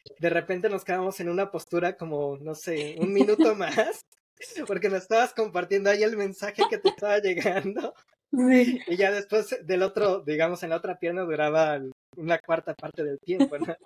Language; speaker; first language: Spanish; native; Spanish